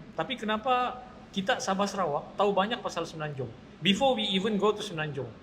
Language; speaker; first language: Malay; native; Malay